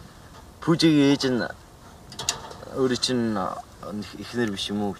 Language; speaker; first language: Japanese; non-native, fluent; Mongolian